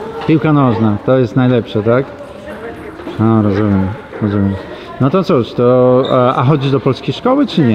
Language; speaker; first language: Polish; native; Polish